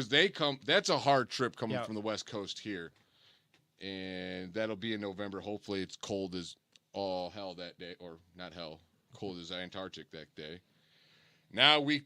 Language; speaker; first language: English; native; English